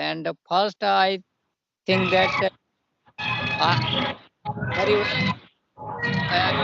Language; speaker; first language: English; non-native, learner; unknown